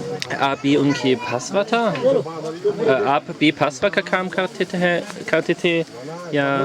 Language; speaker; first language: Hindi; non-native, learner; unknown